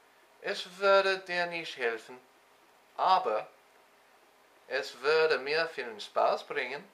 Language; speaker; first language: German; non-native, learner; English